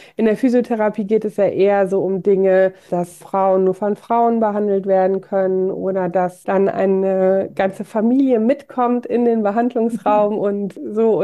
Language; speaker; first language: German; native; German